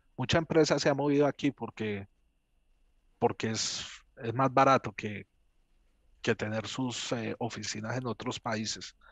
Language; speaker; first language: Spanish; native; Spanish